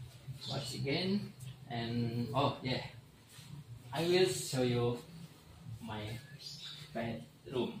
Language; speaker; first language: English; non-native, learner; Indonesian